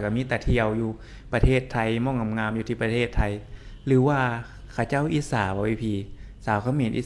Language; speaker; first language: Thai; non-native, local second language; Lao